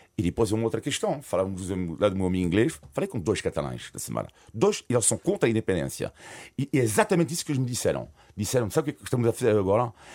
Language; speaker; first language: Portuguese; non-native, fluent; French